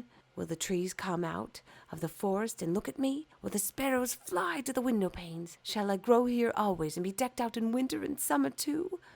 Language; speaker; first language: English; native; English